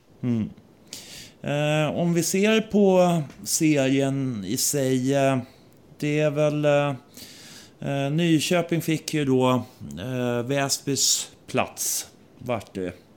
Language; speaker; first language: Swedish; native; Swedish